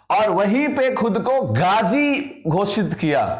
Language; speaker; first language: Hindi; native; Hindi